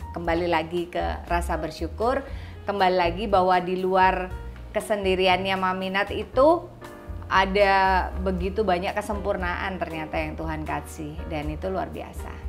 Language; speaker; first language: Indonesian; native; Indonesian